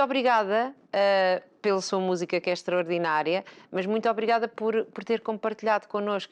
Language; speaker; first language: Portuguese; native; Portuguese